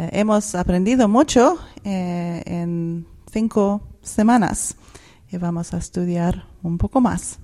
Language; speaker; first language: Spanish; non-native, fluent; Swedish